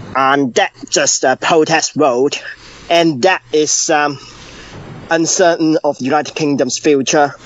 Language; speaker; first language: English; early bilingual, other home language; Chinese